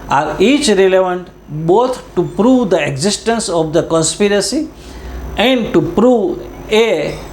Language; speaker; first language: English; non-native, local second language; Gujarati